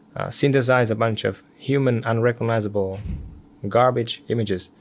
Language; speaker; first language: English; non-native, fluent; Vietnamese